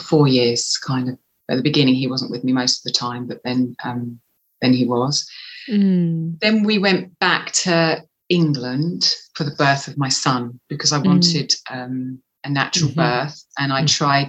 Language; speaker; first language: English; native; English